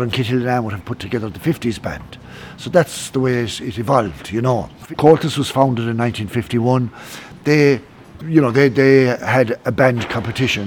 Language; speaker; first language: English; native; English